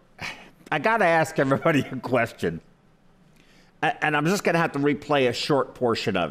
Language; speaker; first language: English; native; English